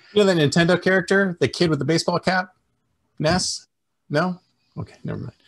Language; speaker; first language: English; native; English